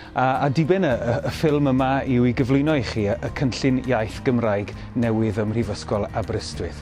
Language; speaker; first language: Welsh; native; Welsh